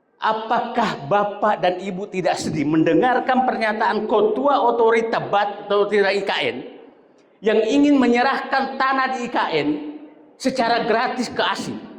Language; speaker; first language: Indonesian; non-native, local second language; Buginese